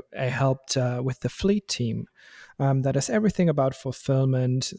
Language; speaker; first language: English; non-native, fluent; German